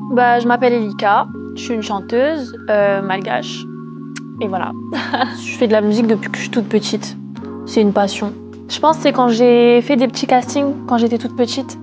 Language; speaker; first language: French; early bilingual, other home language; Malagasy